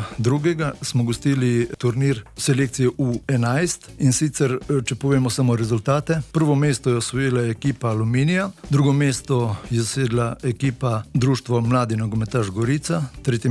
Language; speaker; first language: Slovenian; native; Slovenian